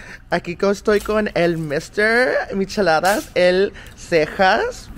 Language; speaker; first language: Spanish; early bilingual, heritage; Spanish